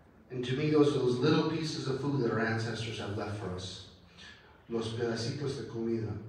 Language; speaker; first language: English; early bilingual, other home language; Spanish